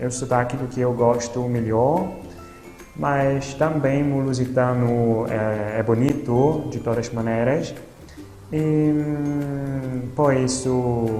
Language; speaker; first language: Portuguese; non-native, fluent; Italian